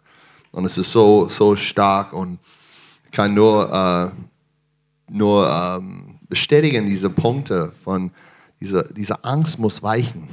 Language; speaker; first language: German; non-native, fluent; English